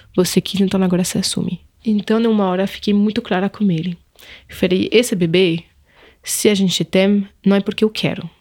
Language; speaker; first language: Portuguese; non-native, fluent; French